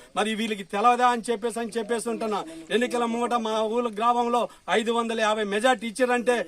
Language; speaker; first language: Telugu; native; Telugu